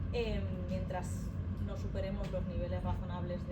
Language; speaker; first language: Spanish; native; Spanish